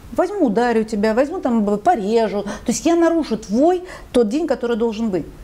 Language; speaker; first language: Russian; non-native, local second language; Chechen